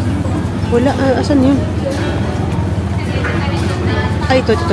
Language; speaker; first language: Filipino; native; Filipino